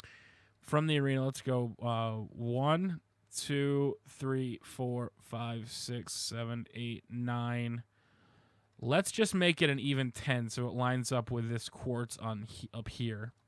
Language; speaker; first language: English; native; English